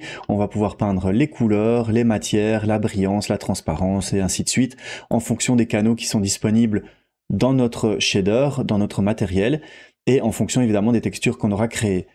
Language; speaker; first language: French; native; French